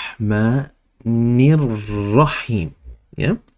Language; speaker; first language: Arabic; non-native, fluent; English